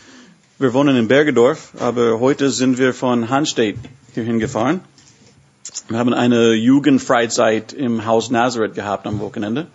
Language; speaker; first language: German; non-native, fluent; English